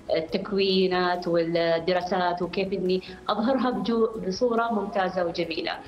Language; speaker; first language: Arabic; native; Arabic